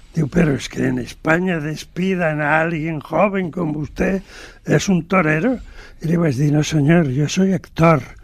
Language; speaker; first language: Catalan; native; Catalan